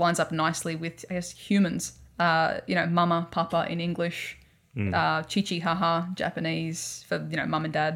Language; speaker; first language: English; native; English